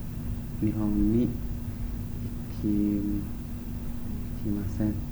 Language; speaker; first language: Japanese; non-native, learner; English